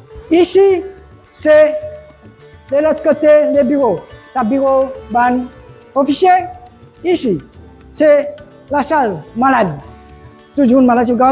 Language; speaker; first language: French; non-native, local second language; Morisyen